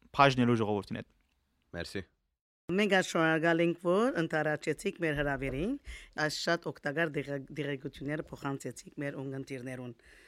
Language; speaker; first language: Armenian; early bilingual, heritage; Armenian